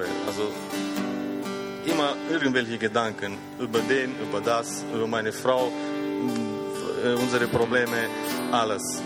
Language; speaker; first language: German; non-native, fluent; Romanian